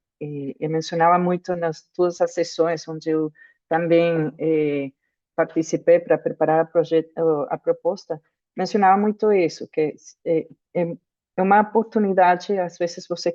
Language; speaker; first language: Portuguese; non-native, fluent; Spanish